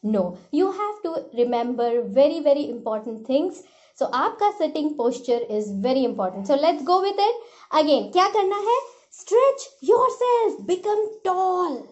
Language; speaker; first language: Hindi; non-native, local second language; Marathi